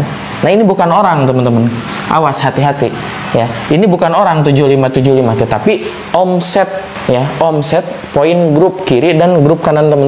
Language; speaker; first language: Indonesian; non-native, local second language; Sundanese